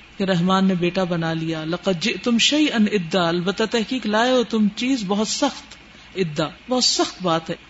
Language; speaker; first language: Urdu; native; Urdu